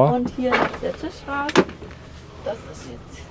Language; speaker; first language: German; native; German